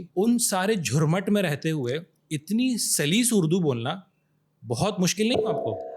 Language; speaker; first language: Urdu; native; Urdu